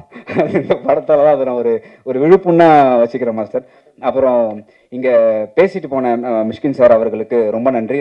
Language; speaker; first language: Tamil; native; Tamil